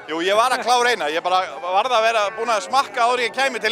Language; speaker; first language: Icelandic; native; Icelandic